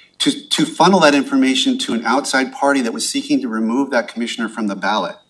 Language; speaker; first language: English; native; English